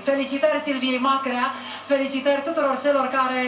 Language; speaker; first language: Romanian; native; Romanian